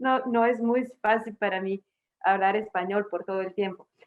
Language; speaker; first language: Spanish; non-native, learner; Italian